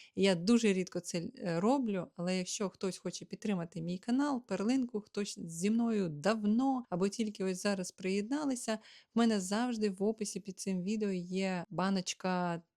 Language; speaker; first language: Ukrainian; non-native, local second language; Russian